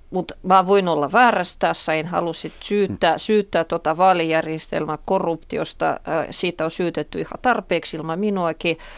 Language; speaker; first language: Finnish; non-native, fluent; Russian